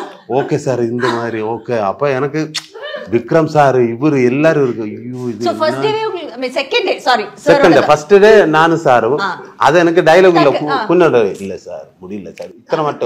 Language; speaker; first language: Tamil; non-native, learner; Malayalam